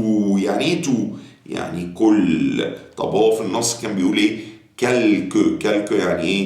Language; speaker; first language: Arabic; native; Arabic